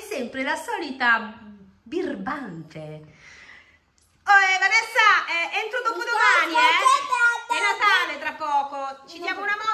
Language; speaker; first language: Italian; native; Italian